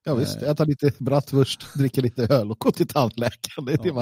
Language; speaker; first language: Swedish; native; Swedish